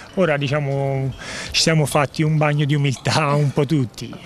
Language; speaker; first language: Italian; native; Italian